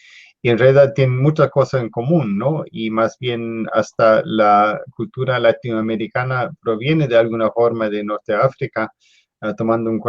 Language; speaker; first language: Spanish; non-native, fluent; English